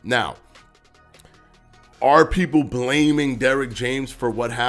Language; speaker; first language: English; native; English